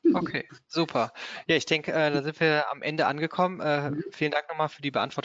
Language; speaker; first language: German; native; German